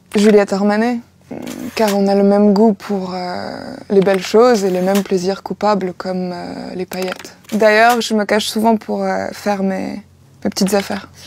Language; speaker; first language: French; native; French